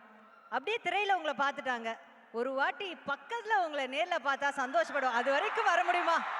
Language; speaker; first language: Tamil; native; Tamil